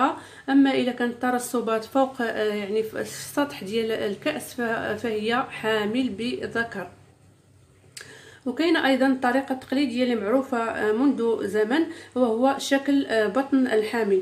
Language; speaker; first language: Arabic; native; Arabic